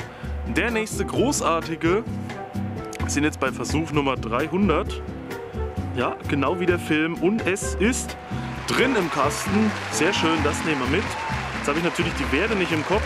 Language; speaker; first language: German; native; German